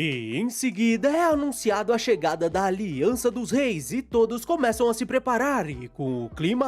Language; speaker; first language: Portuguese; native; Portuguese